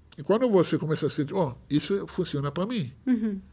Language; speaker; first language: Portuguese; non-native, fluent; Hebrew